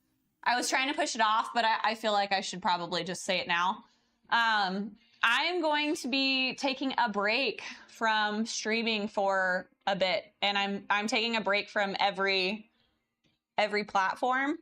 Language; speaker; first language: English; native; English